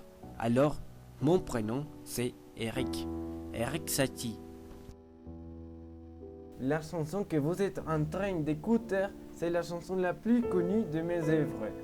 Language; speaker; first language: French; non-native, learner; Spanish